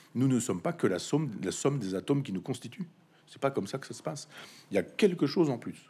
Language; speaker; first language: French; native; French